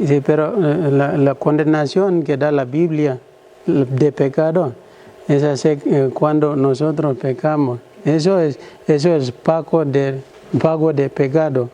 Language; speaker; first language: Spanish; non-native, learner; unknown